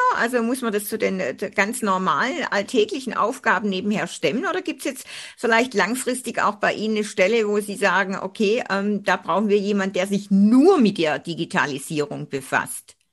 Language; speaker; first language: German; native; German